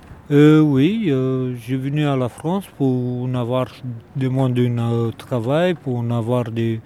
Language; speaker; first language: French; non-native, learner; Romanian